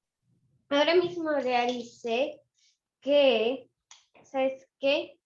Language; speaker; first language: Spanish; early bilingual, other home language; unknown